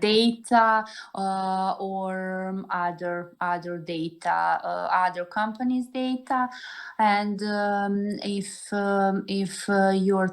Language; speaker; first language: English; non-native, learner; Serbian